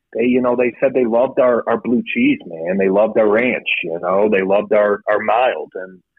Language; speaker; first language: English; native; English